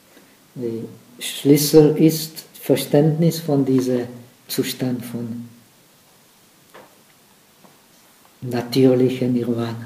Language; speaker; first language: German; non-native, fluent; Czech